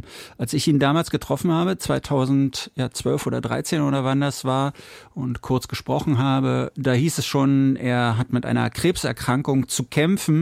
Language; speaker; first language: German; native; German